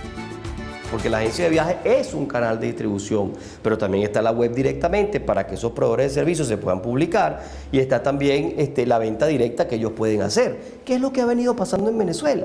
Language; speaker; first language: Spanish; native; Spanish